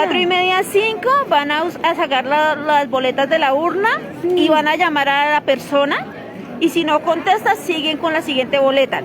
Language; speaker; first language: Spanish; native; Spanish